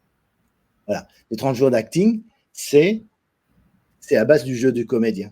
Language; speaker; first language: French; native; French